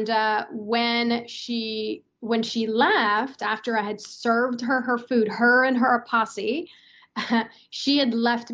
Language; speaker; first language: English; non-native, fluent; Persian